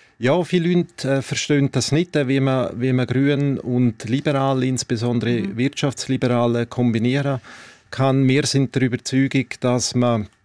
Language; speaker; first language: German; native; German